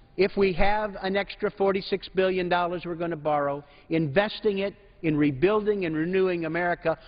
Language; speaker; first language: English; native; English